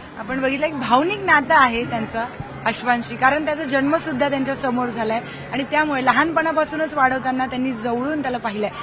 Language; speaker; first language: Marathi; native; Marathi